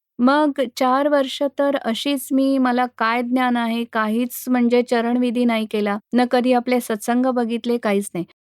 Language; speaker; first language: Marathi; non-native, local second language; Gujarati